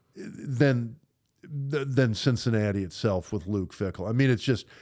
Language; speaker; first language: English; native; English